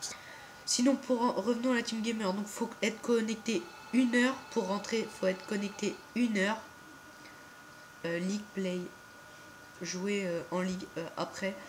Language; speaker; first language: French; native; French